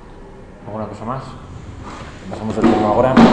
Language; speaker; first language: Spanish; native; Spanish